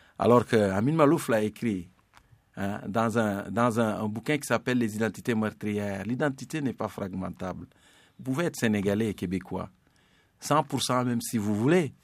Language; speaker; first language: French; non-native, local second language; Serer